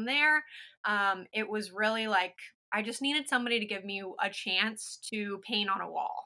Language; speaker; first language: English; native; English